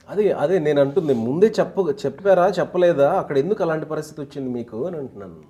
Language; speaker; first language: Telugu; native; Telugu